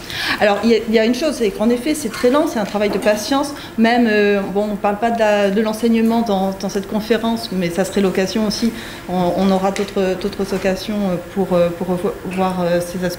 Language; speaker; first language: French; native; French